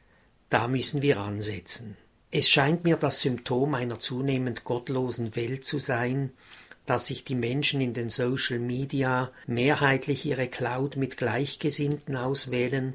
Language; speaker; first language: German; native; German